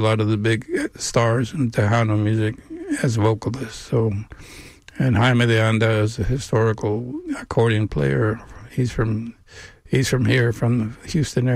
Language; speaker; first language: English; non-native, local second language; Spanish